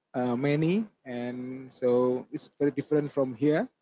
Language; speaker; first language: English; non-native, learner; Indonesian